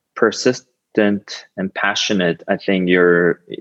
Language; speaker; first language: English; non-native, fluent; Korean